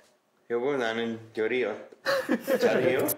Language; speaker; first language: Korean; non-native, learner; English